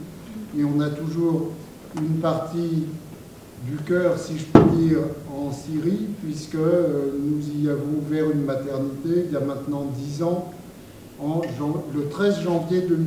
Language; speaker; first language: French; native; French